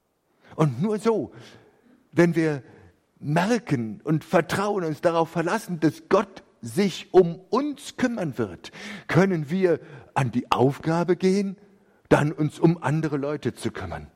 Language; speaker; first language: German; native; German